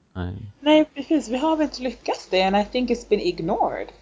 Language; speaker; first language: English; non-native, fluent; Swedish